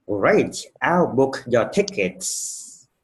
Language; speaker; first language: English; non-native, fluent; Vietnamese